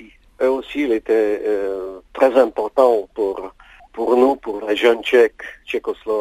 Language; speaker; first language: French; non-native, fluent; Czech